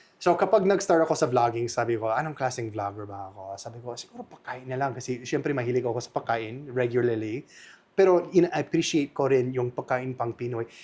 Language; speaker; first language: Filipino; non-native, fluent; English